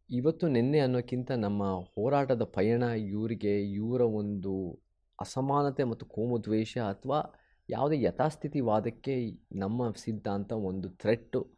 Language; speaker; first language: Kannada; early bilingual, heritage; Kannada